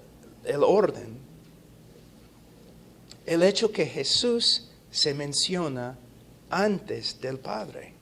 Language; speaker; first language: Spanish; non-native, fluent; English